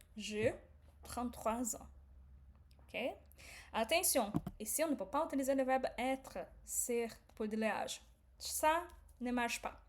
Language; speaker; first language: French; non-native, fluent; Portuguese